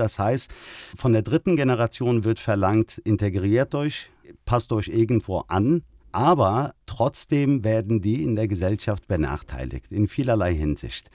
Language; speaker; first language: German; early bilingual, other home language; Turkish